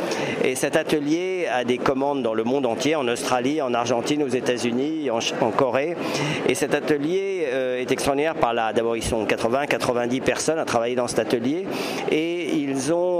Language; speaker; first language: French; native; French